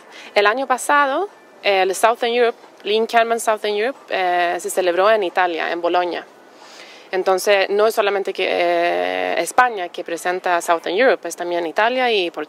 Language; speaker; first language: Spanish; non-native, fluent; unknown